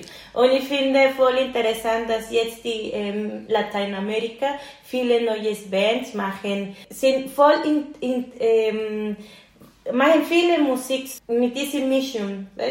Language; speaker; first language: German; non-native, learner; Spanish